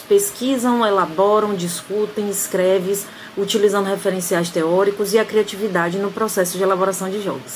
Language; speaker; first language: Portuguese; native; Portuguese